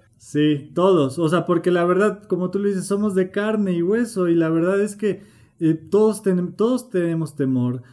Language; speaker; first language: Spanish; native; Spanish